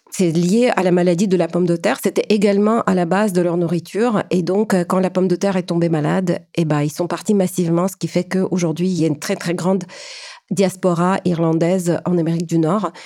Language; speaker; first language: French; non-native, fluent; Ukrainian